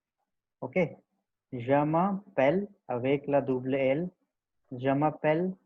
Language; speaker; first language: French; non-native, learner; Hindi